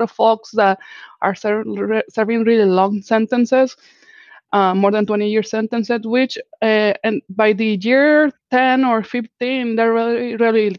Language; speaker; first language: English; non-native, fluent; Spanish